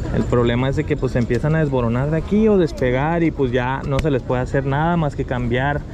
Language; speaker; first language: Spanish; native; Spanish